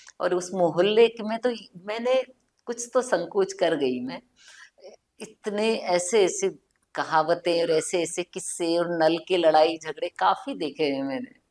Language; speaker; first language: Hindi; native; Hindi